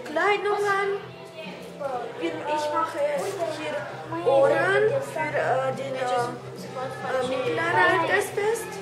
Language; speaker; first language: German; non-native, local second language; Romanian